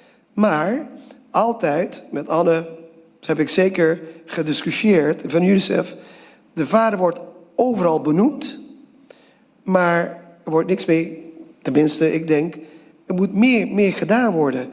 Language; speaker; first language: Dutch; non-native, local second language; Papiamento